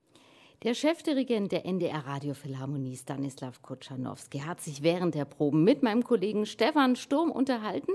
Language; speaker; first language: German; native; German